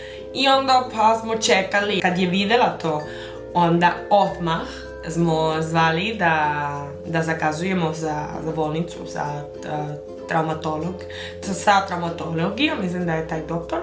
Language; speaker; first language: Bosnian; early bilingual, heritage; Spanish